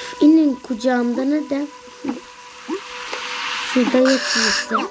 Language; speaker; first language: Turkish; native; Turkish